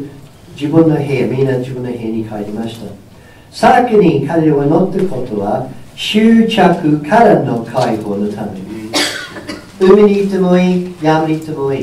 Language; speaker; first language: Japanese; non-native, fluent; English